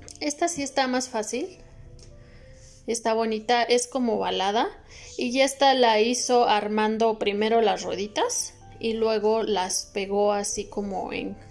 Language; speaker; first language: Spanish; native; Spanish